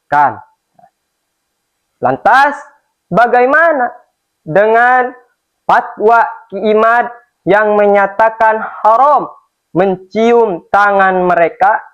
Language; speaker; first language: Indonesian; native; Indonesian